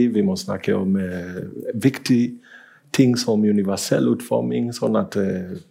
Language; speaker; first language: Norwegian; non-native, fluent; Swahili